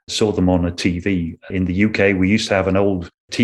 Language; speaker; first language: English; native; English